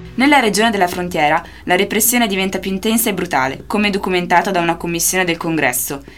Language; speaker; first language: Italian; native; Italian